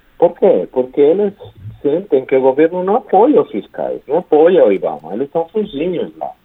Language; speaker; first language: Portuguese; non-native, fluent; Spanish